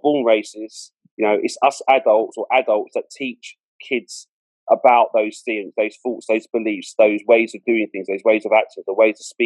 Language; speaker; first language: English; native; English